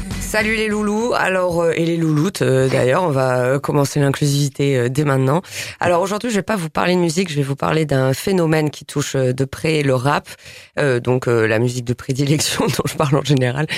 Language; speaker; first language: French; native; French